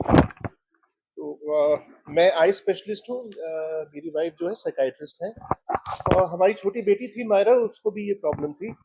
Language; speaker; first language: Hindi; native; Hindi